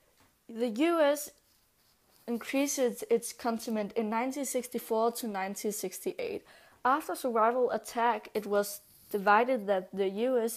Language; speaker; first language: English; non-native, learner; Danish